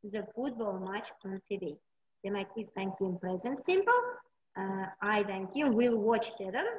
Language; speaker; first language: English; non-native, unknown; Uzbek